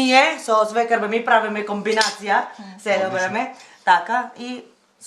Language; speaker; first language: Macedonian; non-native, learner; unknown